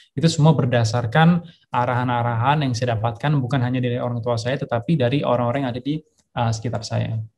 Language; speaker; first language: Indonesian; early bilingual, heritage; Indonesian